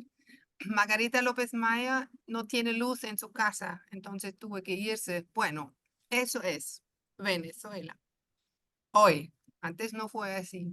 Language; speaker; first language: Spanish; non-native, fluent; German